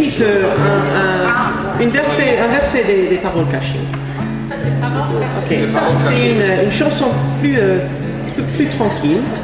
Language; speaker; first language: French; non-native, learner; English